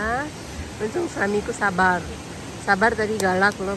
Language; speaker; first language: Indonesian; native; Indonesian